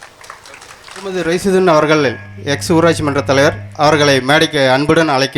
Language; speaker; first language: Tamil; native; Tamil